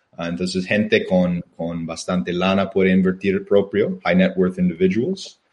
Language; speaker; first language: Spanish; non-native, fluent; English